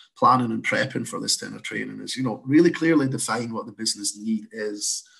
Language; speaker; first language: English; native; English